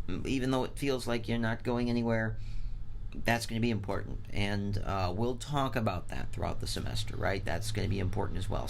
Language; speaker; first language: English; native; English